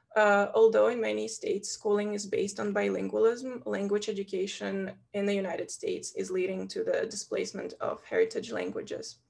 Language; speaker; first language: English; non-native, fluent; Ukrainian